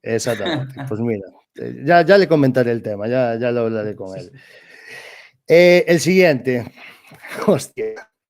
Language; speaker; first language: Spanish; non-native, local second language; Galician